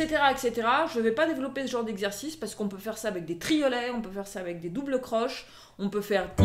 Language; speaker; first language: French; native; French